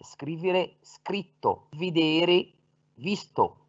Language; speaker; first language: Italian; non-native, fluent; Arabic